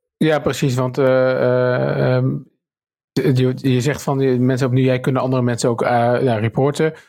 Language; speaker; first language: Dutch; native; Dutch